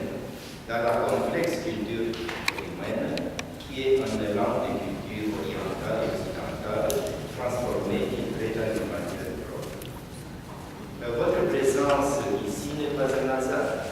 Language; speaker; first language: French; non-native, fluent; Romanian